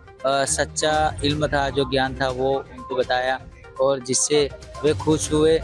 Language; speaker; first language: Hindi; native; Hindi